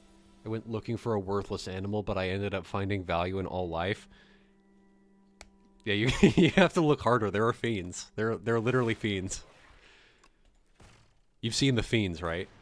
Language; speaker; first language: English; native; English